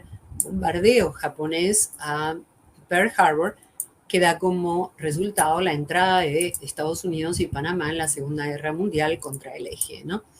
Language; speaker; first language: Spanish; native; Spanish